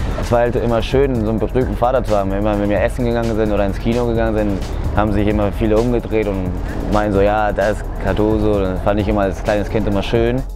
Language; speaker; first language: German; early bilingual, other home language; Spanish